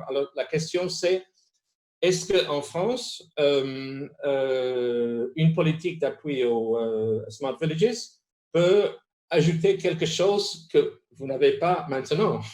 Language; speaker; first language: French; non-native, fluent; Spanish